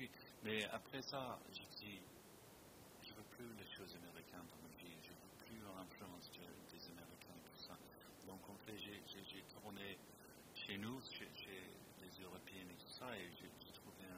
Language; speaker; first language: French; non-native, fluent; English